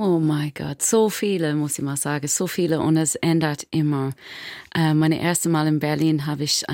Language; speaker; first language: German; non-native, fluent; English